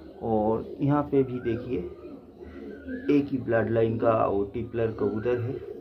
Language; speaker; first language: Hindi; non-native, local second language; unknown